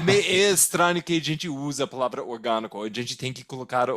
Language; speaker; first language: Portuguese; non-native, fluent; English